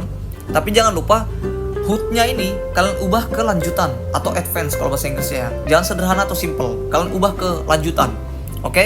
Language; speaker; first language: Indonesian; native; Indonesian